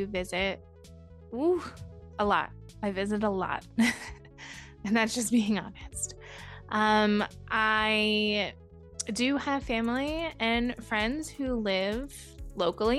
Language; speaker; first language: English; native; English